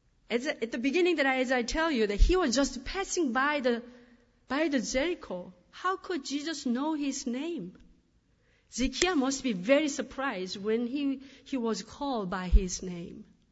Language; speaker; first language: English; non-native, fluent; Korean